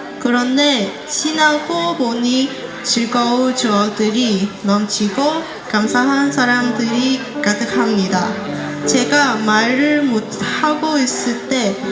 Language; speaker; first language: Korean; non-native, fluent; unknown